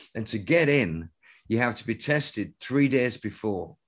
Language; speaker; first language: English; native; English